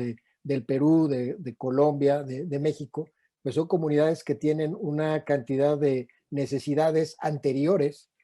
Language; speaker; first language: Spanish; native; Spanish